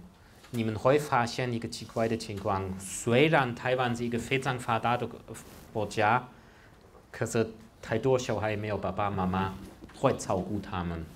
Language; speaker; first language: Chinese; non-native, fluent; German